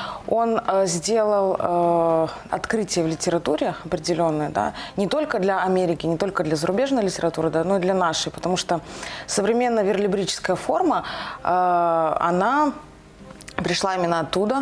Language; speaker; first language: Russian; native; Russian